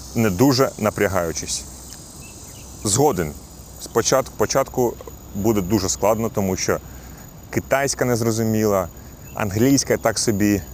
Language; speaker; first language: Ukrainian; non-native, local second language; Russian